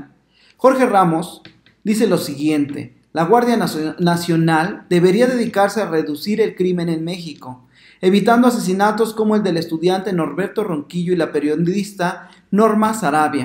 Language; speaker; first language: Spanish; native; Spanish